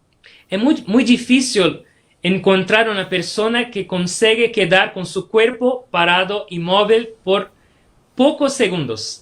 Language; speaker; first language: Spanish; non-native, fluent; Portuguese